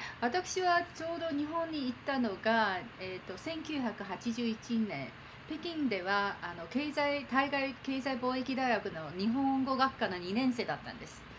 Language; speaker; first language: Japanese; non-native, fluent; Chinese